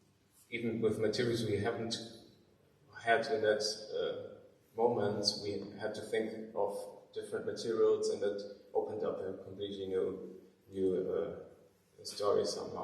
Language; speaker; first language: English; non-native, fluent; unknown